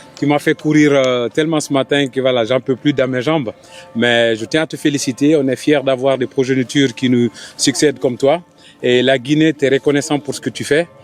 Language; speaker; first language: French; non-native, local second language; Fula